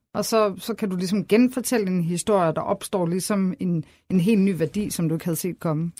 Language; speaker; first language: Danish; native; Danish